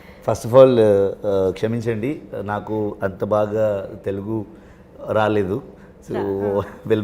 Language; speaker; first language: Telugu; non-native, learner; Kannada